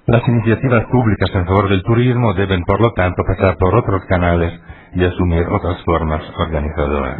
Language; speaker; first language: Spanish; non-native, fluent; Italian